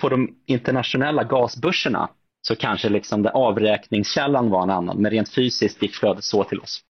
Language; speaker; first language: Swedish; native; Swedish